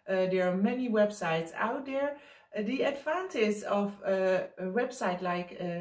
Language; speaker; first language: English; non-native, fluent; Dutch